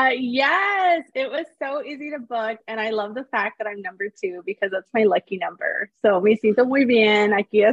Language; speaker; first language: English; native; English